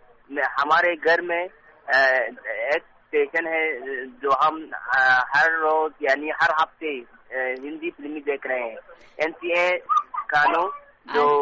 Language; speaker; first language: Hindi; non-native, learner; Hausa